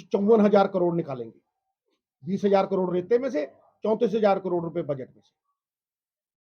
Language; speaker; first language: Hindi; non-native, local second language; Punjabi